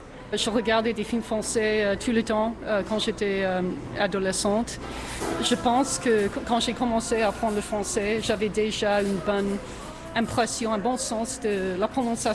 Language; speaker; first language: French; non-native, fluent; English